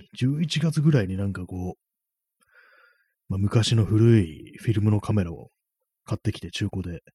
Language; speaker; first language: Japanese; native; Japanese